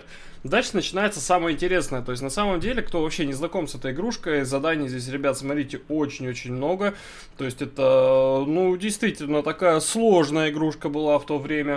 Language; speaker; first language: Russian; native; Russian